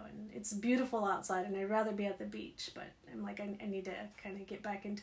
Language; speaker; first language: English; native; English